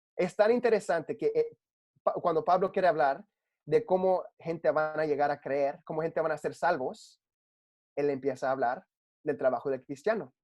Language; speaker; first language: Spanish; early bilingual, heritage; Spanish